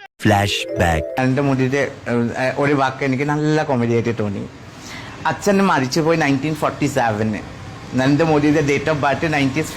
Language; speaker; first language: Malayalam; non-native, local second language; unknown